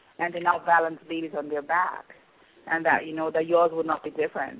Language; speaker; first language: English; non-native, local second language; Yoruba